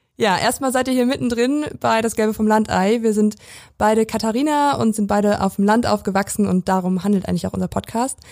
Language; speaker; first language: German; native; German